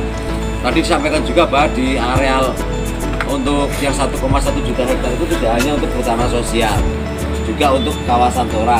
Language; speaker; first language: Indonesian; native; Indonesian